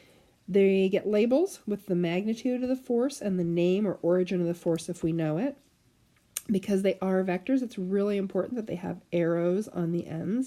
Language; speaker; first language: English; native; English